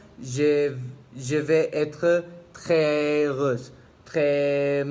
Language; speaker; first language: French; non-native, learner; Spanish